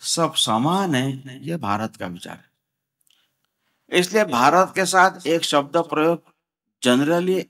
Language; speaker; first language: Hindi; non-native, local second language; Marathi